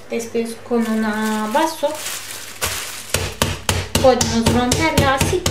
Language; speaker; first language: Spanish; non-native, learner; Turkish